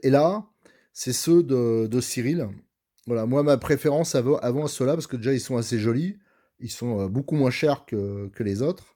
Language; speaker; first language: French; native; French